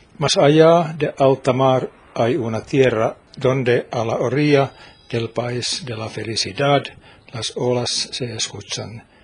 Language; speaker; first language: Spanish; non-native, fluent; Finnish